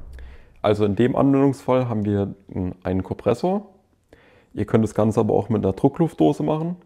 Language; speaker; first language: German; native; German